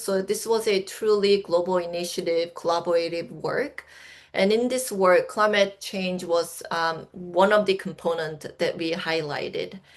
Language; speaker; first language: English; non-native, fluent; Korean